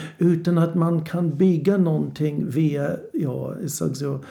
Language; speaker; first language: Swedish; non-native, fluent; English